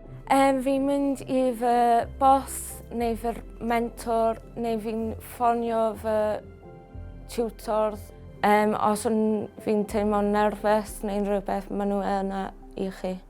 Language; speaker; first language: Welsh; non-native, local second language; English